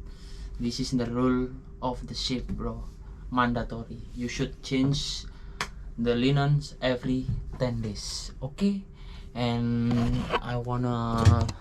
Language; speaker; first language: English; non-native, learner; Indonesian